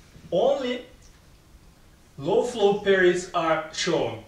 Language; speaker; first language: English; non-native, fluent; Turkish